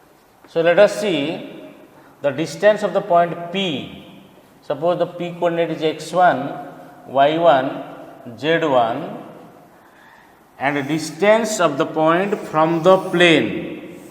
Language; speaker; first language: English; non-native, local second language; Odia